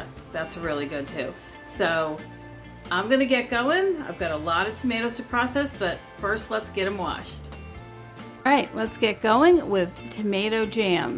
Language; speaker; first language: English; native; English